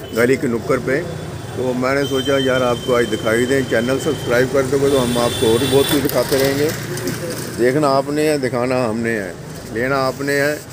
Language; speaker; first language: Hindi; non-native, local second language; Punjabi